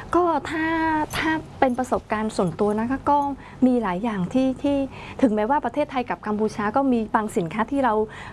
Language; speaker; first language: Thai; non-native, fluent; Khmer